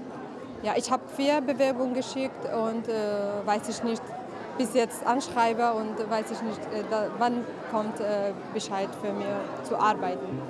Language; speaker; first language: German; non-native, learner; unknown